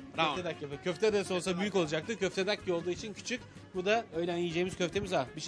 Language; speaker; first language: Turkish; native; Turkish